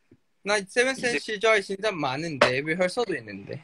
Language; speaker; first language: Korean; non-native, fluent; Thai